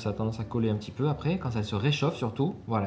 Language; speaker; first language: French; native; French